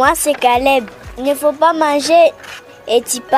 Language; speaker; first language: French; non-native, local second language; Swahili